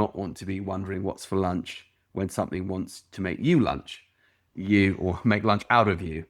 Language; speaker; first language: English; native; English